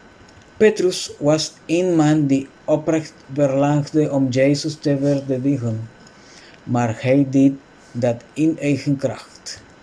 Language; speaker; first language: Dutch; non-native, fluent; Spanish